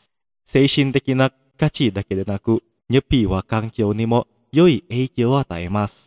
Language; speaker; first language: Japanese; non-native, fluent; Indonesian